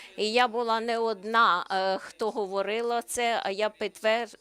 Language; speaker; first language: Ukrainian; non-native, learner; Slovenian